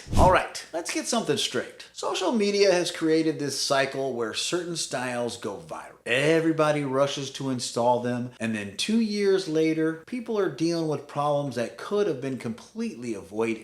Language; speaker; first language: English; native; English